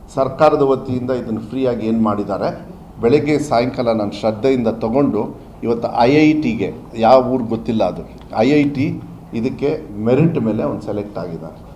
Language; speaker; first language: Kannada; native; Kannada